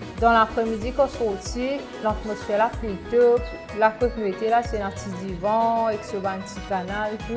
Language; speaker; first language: French; non-native, local second language; Morisyen